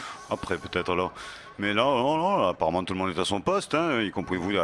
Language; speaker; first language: French; native; French